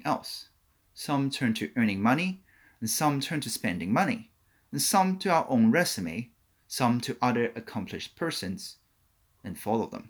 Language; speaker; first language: English; non-native, local second language; Cantonese